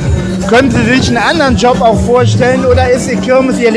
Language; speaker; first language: German; native; German